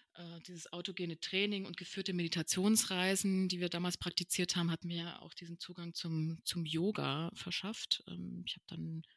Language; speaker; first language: German; early bilingual, other home language; Spanish